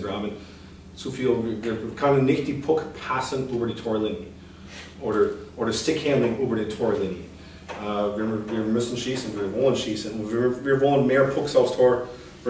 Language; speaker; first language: German; non-native, fluent; English